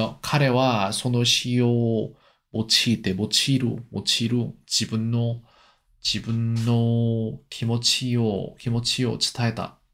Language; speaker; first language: Japanese; non-native, learner; Korean